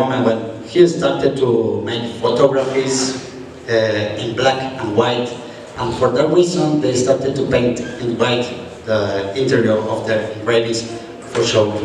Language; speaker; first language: English; non-native, fluent; Spanish